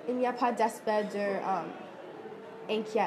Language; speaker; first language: French; non-native, learner; English